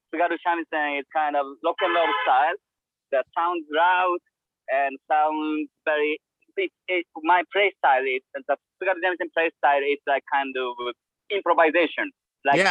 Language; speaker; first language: English; non-native, learner; Japanese